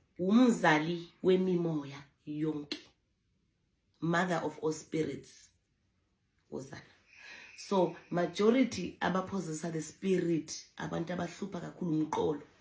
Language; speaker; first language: Zulu; non-native, local second language; Southern Sotho